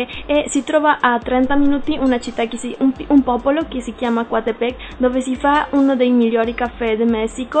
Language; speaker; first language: Italian; non-native, learner; Spanish